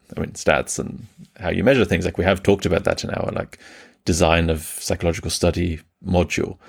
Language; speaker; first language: English; early bilingual, other home language; German